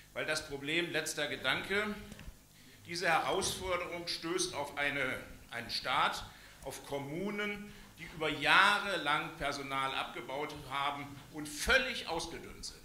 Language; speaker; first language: German; native; German